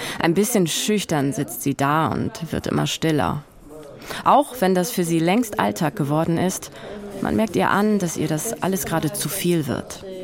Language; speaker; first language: German; native; German